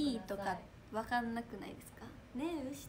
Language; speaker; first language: Japanese; native; Japanese